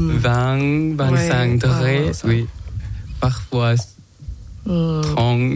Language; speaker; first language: French; non-native, learner; Thai